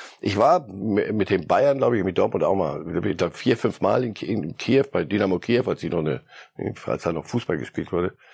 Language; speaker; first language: German; early bilingual, other home language; Polish